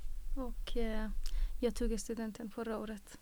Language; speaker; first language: Swedish; non-native, fluent; Persian